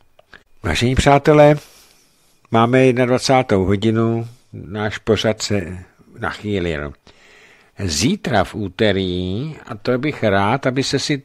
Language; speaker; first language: Czech; native; Czech